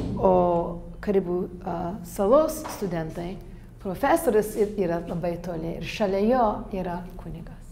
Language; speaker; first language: Lithuanian; early bilingual, heritage; Lithuanian